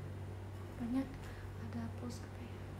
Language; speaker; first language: Indonesian; native; Indonesian